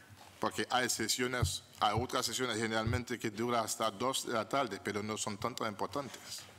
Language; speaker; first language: Spanish; non-native, fluent; Haitian Creole